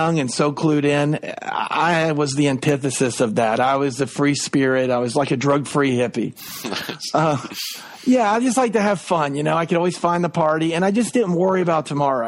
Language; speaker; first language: English; native; English